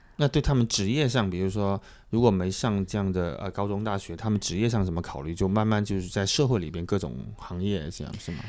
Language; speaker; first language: Chinese; native; Chinese